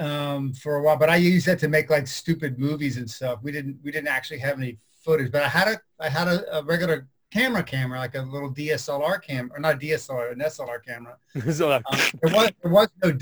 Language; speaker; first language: English; native; English